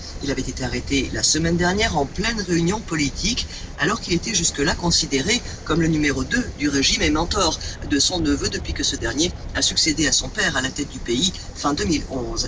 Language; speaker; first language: French; native; French